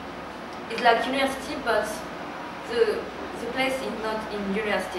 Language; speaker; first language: English; non-native, learner; French